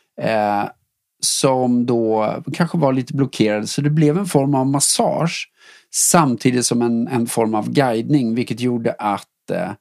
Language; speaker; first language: Swedish; native; Swedish